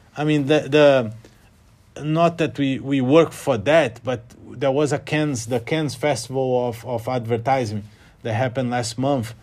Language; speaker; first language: English; non-native, fluent; Portuguese